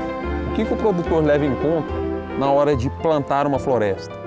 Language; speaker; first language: Portuguese; native; Portuguese